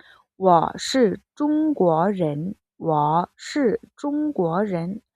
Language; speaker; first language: Chinese; non-native, fluent; Mongolian